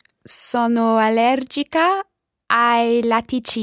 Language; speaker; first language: Italian; non-native, learner; English